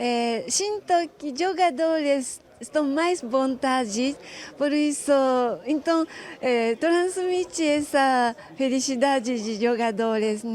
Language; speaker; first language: Portuguese; non-native, learner; Japanese